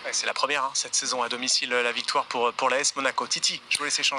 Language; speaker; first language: French; native; French